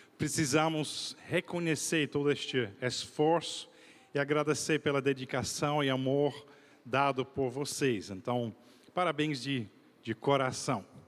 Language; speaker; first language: Portuguese; non-native, fluent; Dutch